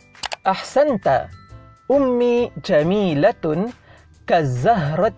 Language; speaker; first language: Arabic; non-native, fluent; Malay